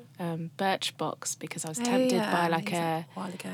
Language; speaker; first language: English; native; English